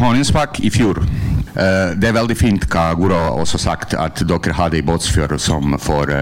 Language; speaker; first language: Norwegian; non-native, learner; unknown